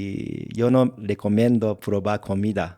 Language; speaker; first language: Spanish; non-native, learner; Japanese